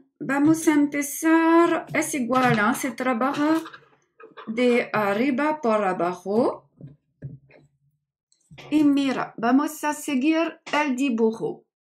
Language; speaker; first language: Spanish; non-native, learner; French